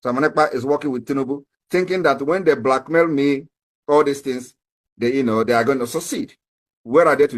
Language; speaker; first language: English; non-native, local second language; Igbo